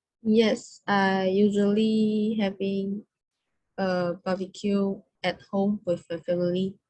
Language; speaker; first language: English; non-native, learner; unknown